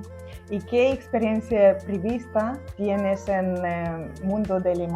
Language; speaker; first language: Spanish; non-native, learner; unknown